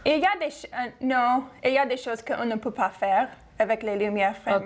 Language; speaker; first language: French; non-native, fluent; English